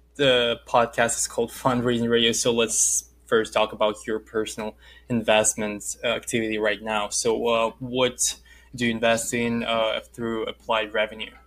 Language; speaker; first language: English; non-native, fluent; Russian